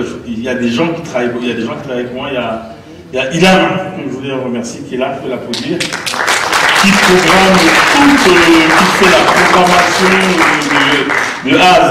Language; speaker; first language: French; native; French